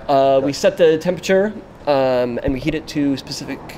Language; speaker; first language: English; native; English